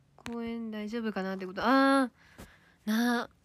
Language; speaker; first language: Japanese; native; Japanese